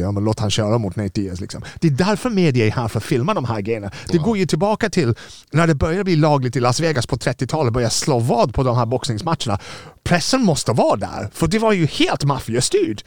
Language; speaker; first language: Swedish; non-native, fluent; English